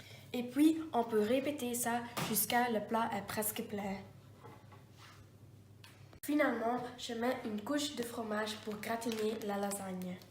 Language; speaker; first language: French; non-native, learner; Dutch